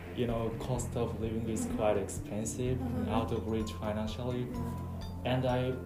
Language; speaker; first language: English; non-native, fluent; Japanese